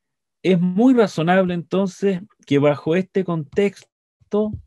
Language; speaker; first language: Spanish; native; Spanish